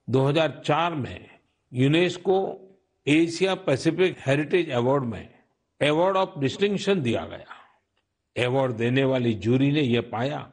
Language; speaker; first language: Hindi; non-native, local second language; Gujarati